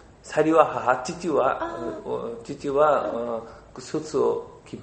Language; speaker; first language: Japanese; non-native, learner; Bangla